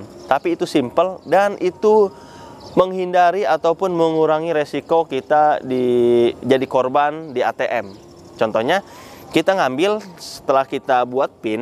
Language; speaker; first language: Indonesian; native; Indonesian